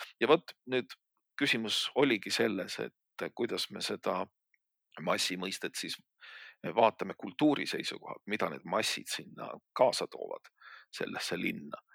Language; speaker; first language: Estonian; native; Estonian